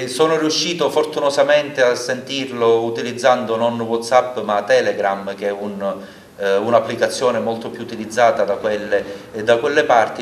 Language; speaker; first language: Italian; native; Italian